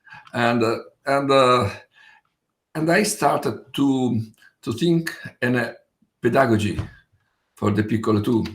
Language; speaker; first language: English; non-native, fluent; Italian